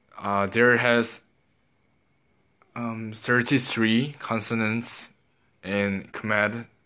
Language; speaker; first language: English; non-native, learner; Korean